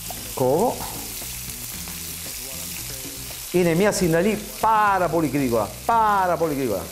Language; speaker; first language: Greek; non-native, learner; Italian